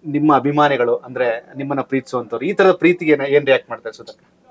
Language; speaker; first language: Kannada; native; Kannada